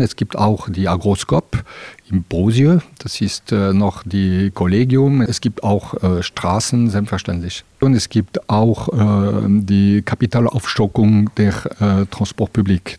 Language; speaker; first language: German; non-native, local second language; French